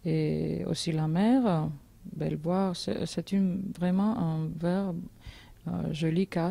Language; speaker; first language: French; non-native, learner; Georgian